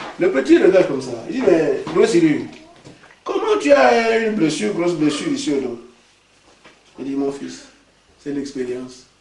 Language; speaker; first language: French; non-native, local second language; Basaa